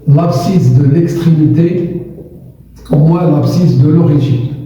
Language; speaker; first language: French; non-native, local second language; Arabic